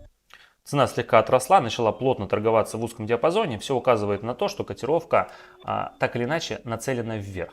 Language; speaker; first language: Russian; native; Russian